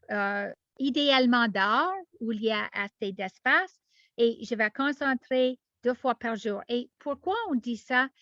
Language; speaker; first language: French; non-native, learner; English